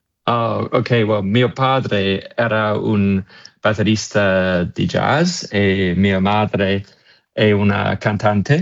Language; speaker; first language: Italian; non-native, fluent; English